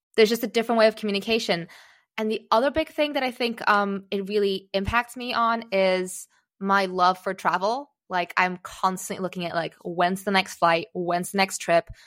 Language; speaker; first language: English; early bilingual, other home language; Czech